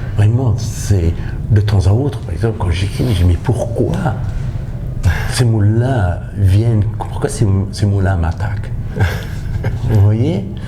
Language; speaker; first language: French; non-native, fluent; Persian